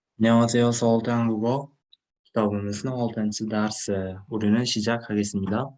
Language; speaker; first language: Korean; non-native, fluent; Uzbek